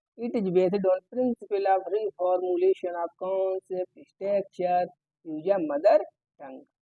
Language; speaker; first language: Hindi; native; Hindi